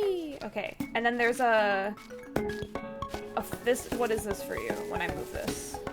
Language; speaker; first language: English; native; English